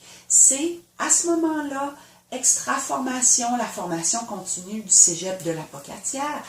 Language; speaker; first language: French; native; French